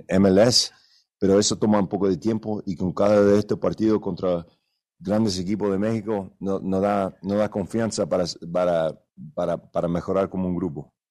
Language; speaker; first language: Spanish; early bilingual, other home language; English